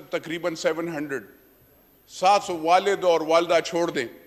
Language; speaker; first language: Urdu; native; Urdu